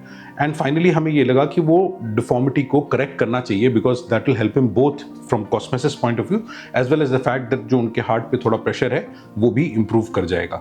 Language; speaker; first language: Hindi; native; Hindi